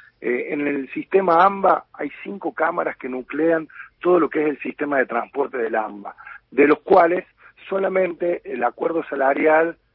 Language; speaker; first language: Spanish; native; Spanish